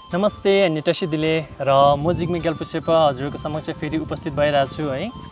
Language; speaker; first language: Nepali; non-native, local second language; Sherpa